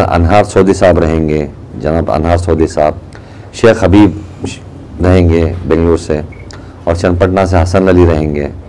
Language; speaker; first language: Urdu; native; Urdu